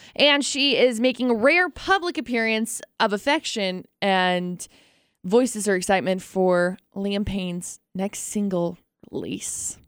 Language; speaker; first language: English; native; English